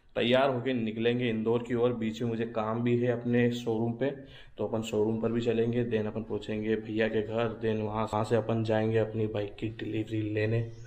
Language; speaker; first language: Hindi; native; Hindi